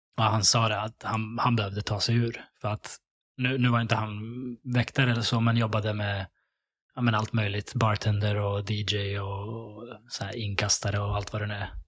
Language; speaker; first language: Swedish; early bilingual, other home language; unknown